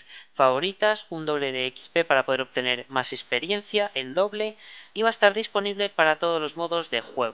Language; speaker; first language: Spanish; native; Spanish